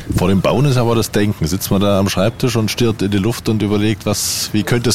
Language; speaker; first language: German; native; German